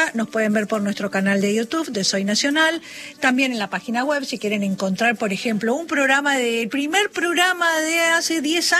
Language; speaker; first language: Spanish; native; Spanish